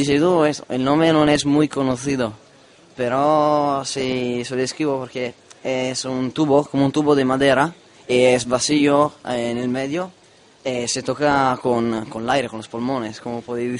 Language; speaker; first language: Spanish; non-native, learner; Italian